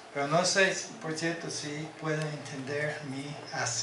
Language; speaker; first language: Spanish; non-native, learner; English